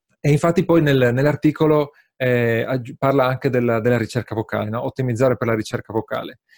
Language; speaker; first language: Italian; native; Italian